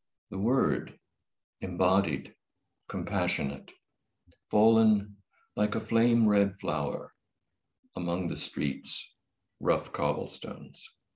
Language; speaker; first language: English; native; English